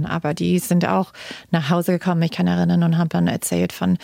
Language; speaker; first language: German; non-native, fluent; English